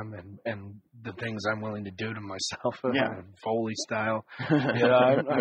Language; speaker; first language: English; native; English